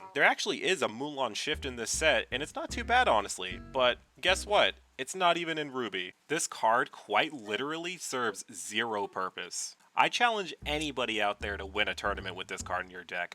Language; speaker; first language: English; native; English